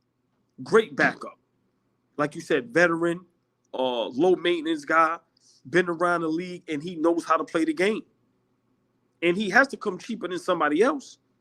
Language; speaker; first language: English; native; English